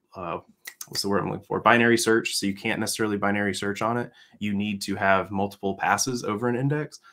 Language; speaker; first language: English; native; English